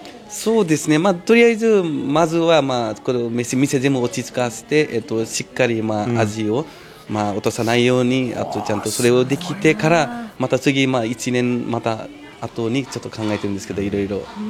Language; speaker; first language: Japanese; non-native, fluent; Nepali